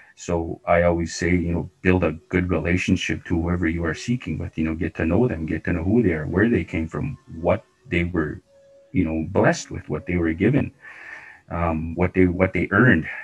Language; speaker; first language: English; non-native, fluent; Cree